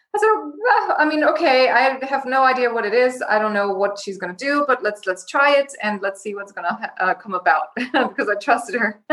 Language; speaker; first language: English; non-native, fluent; German